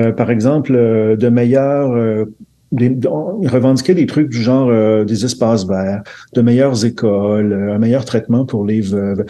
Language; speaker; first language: French; native; French